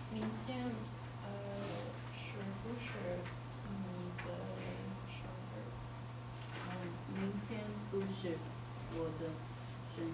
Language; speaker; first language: Chinese; non-native, learner; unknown